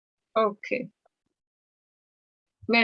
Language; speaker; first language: French; non-native, fluent; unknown